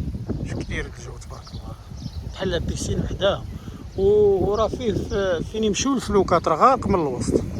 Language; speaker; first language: Arabic; native; Arabic